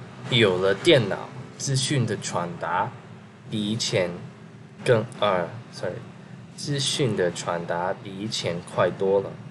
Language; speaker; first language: Chinese; non-native, learner; English